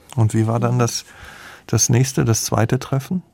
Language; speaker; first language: German; native; German